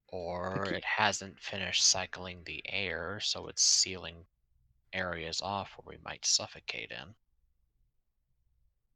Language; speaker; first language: English; native; English